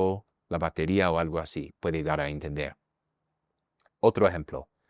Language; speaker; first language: Spanish; non-native, fluent; English